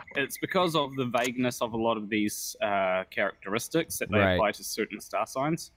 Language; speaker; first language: English; native; English